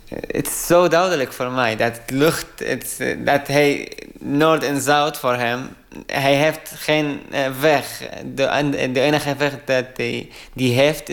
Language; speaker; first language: Dutch; non-native, learner; Arabic